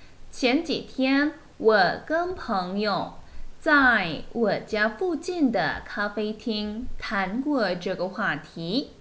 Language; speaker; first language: Chinese; non-native, fluent; Korean